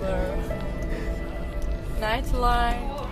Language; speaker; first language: English; non-native, learner; Persian